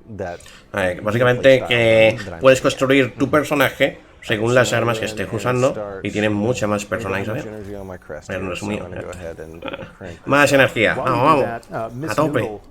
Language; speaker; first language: Spanish; native; Spanish